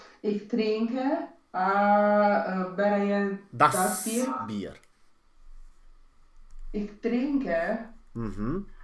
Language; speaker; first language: German; non-native, learner; Romanian